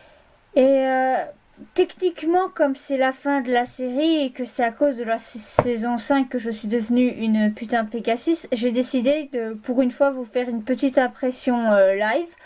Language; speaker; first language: French; native; French